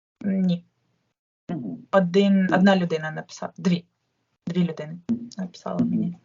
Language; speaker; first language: Ukrainian; non-native, local second language; Russian